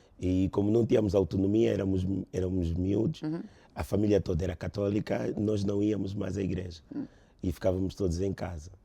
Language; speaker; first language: Portuguese; native; Portuguese